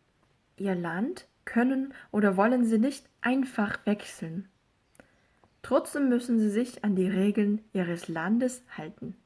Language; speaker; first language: German; non-native, fluent; Korean